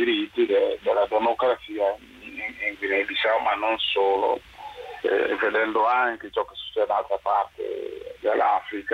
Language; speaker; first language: Italian; non-native, fluent; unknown